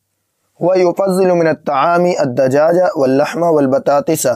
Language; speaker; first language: Arabic; non-native, fluent; Urdu